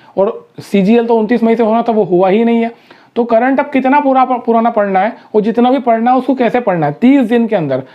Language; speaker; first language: Hindi; native; Hindi